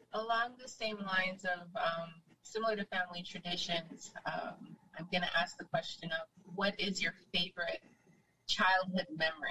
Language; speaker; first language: English; native; English